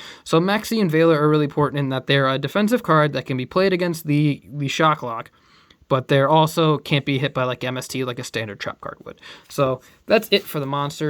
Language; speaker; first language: English; native; English